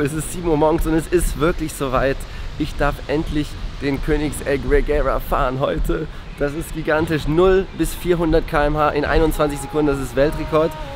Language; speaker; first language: German; early bilingual, heritage; German